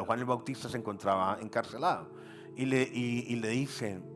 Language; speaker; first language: Spanish; native; Spanish